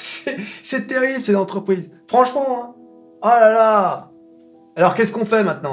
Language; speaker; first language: French; native; French